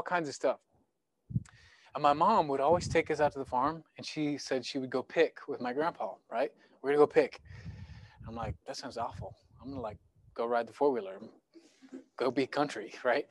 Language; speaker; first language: English; native; English